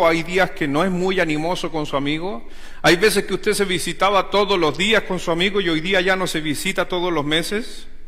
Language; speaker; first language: Spanish; native; Spanish